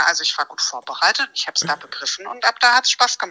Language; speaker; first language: German; native; German